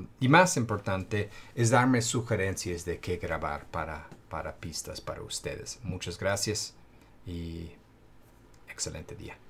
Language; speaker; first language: Spanish; non-native, fluent; English